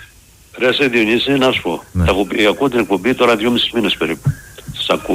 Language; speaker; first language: Greek; native; Greek